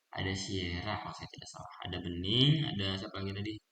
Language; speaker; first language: Indonesian; native; Indonesian